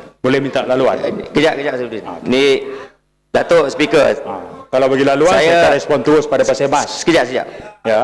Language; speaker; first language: Malay; native; Malay